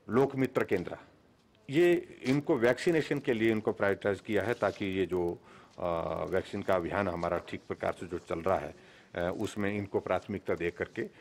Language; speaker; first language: Hindi; native; Hindi